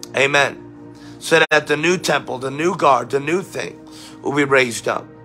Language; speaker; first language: English; native; English